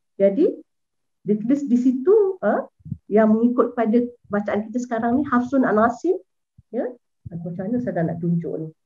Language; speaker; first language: Malay; native; Malay